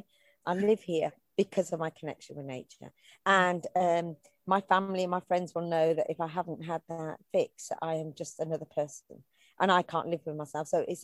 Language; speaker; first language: English; native; English